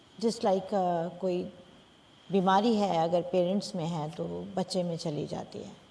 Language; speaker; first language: Hindi; native; Hindi